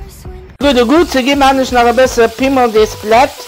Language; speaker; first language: German; non-native, learner; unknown